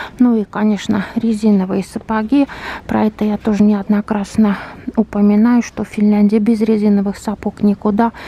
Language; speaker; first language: Russian; native; Russian